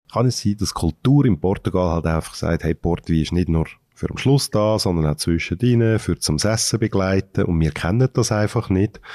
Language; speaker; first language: German; native; German